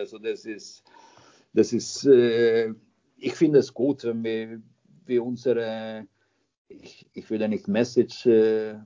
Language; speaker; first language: German; non-native, fluent; Swedish